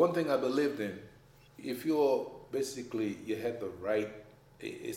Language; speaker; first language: English; non-native, fluent; Haitian Creole